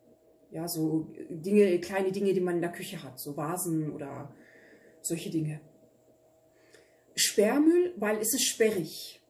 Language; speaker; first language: German; early bilingual, other home language; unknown